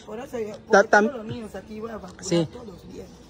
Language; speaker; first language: Spanish; non-native, local second language; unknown